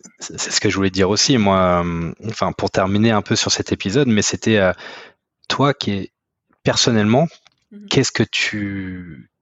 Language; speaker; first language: French; native; French